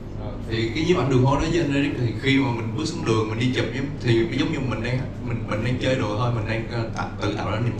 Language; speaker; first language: Vietnamese; native; Vietnamese